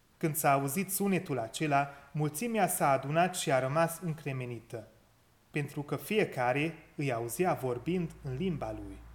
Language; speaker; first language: Romanian; non-native, local second language; Hungarian